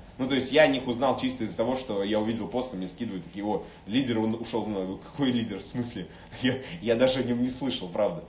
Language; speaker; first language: Russian; native; Russian